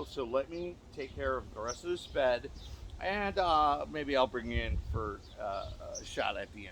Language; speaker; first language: English; native; English